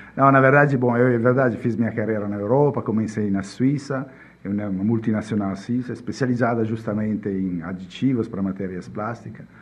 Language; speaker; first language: Portuguese; non-native, fluent; Italian